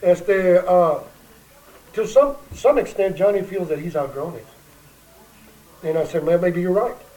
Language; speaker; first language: English; early bilingual, other home language; Spanish